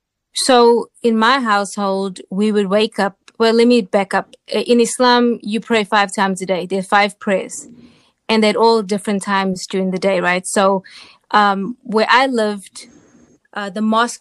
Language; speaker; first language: English; native; English